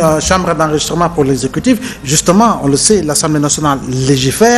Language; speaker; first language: French; non-native, local second language; Wolof